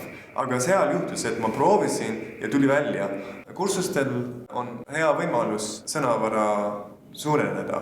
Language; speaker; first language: Estonian; non-native, learner; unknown